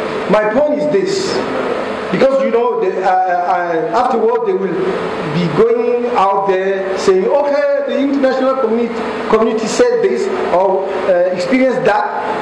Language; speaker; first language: English; non-native, local second language; French